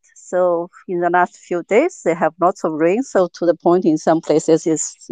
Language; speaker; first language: English; non-native, fluent; Chinese